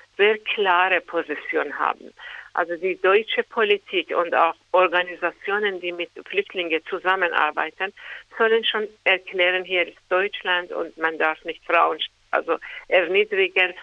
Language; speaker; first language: German; non-native, fluent; Persian